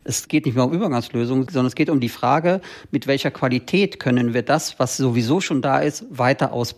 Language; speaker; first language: German; native; German